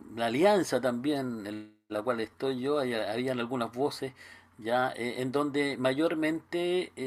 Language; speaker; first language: Spanish; native; Spanish